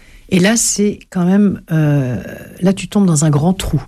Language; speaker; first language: French; native; French